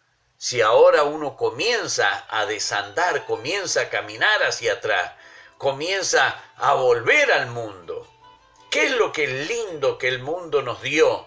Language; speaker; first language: Spanish; native; Spanish